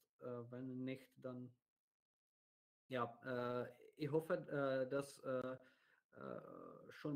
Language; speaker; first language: German; non-native, learner; Czech